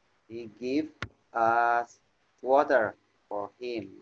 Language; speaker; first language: English; non-native, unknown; Indonesian